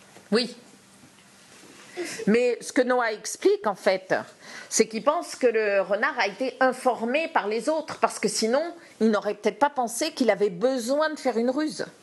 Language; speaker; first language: French; native; French